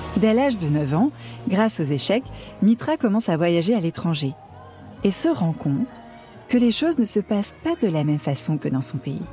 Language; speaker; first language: French; native; French